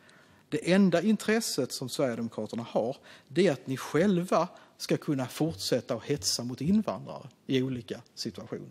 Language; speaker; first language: Swedish; native; Swedish